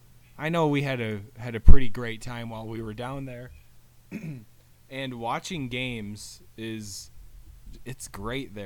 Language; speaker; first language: English; native; English